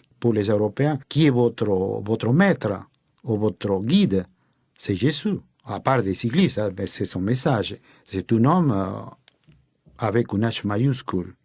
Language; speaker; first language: French; non-native, fluent; Spanish